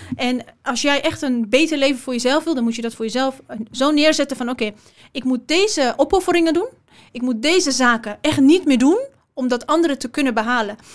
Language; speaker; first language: Dutch; early bilingual, other home language; Persian